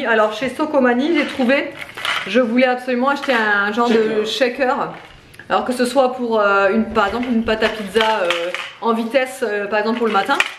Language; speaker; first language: French; native; French